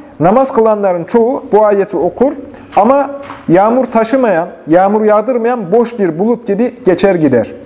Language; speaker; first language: Turkish; native; Turkish